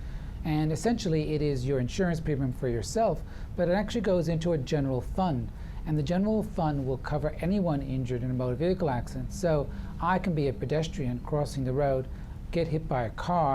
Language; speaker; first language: English; native; English